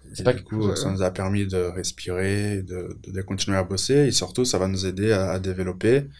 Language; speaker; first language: French; non-native, fluent; Portuguese